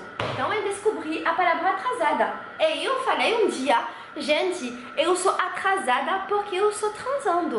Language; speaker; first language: Portuguese; non-native, fluent; French